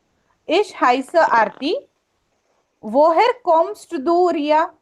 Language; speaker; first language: German; non-native, learner; Hindi